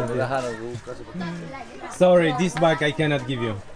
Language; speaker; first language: English; non-native, learner; Polish